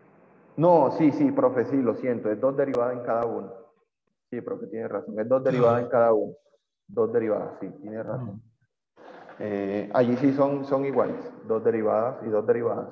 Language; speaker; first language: Spanish; native; Spanish